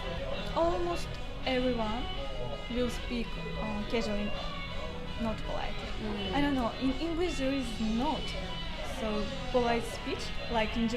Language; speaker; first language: English; non-native, learner; Russian